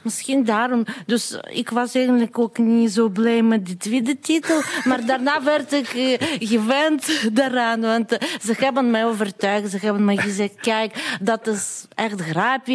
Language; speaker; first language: Dutch; non-native, fluent; Russian